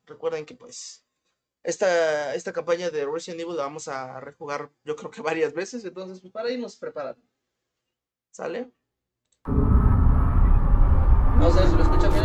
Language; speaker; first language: Spanish; native; Spanish